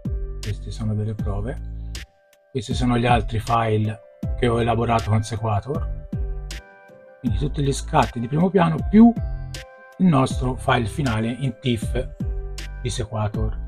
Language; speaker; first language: Italian; native; Italian